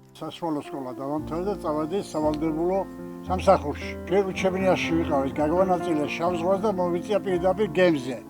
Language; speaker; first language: Georgian; native; Georgian